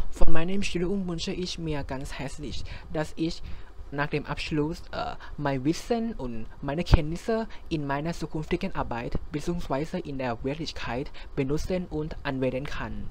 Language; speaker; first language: German; non-native, fluent; Thai